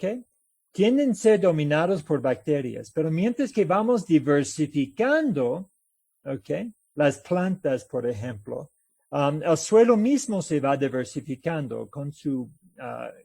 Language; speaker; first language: Spanish; non-native, fluent; English